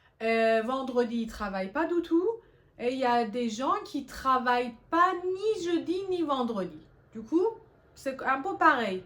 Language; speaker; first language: French; non-native, fluent; Persian